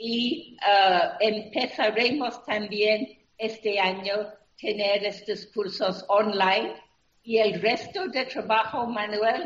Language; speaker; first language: Spanish; non-native, fluent; English